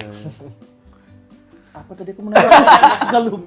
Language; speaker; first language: Indonesian; native; Indonesian